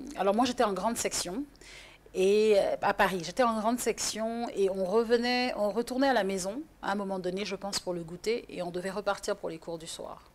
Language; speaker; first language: French; native; French